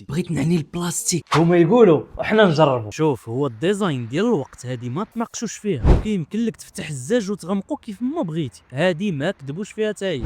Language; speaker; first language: Arabic; native; Arabic